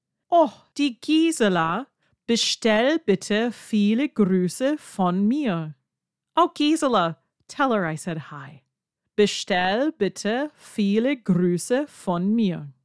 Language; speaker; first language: German; non-native, fluent; English